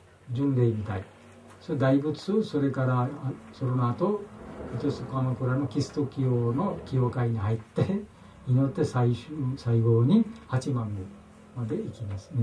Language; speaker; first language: Japanese; non-native, learner; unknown